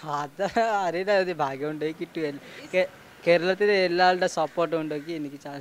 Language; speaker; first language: Malayalam; non-native, local second language; Odia